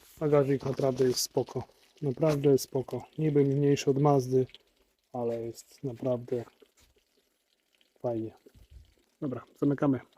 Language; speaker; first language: Polish; native; Polish